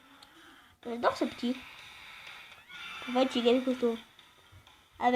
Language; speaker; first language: French; native; French